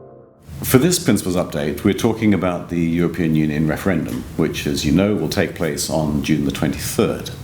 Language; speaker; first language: English; native; English